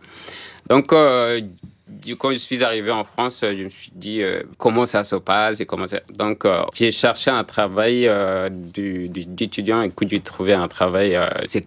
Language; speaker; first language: French; non-native, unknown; Arabic